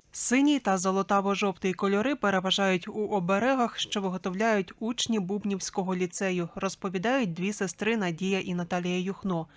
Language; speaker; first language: Ukrainian; native; Ukrainian